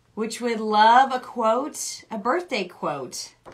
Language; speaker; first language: English; native; English